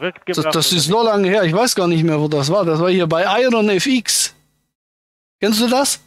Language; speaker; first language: German; native; German